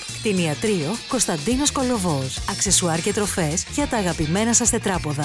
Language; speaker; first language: Greek; native; Greek